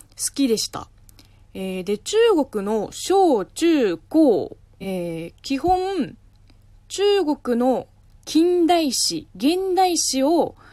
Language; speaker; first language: Japanese; non-native, fluent; Chinese